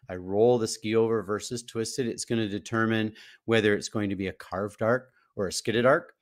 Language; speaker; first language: English; native; English